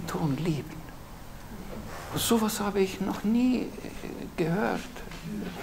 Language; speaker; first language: German; non-native, fluent; Estonian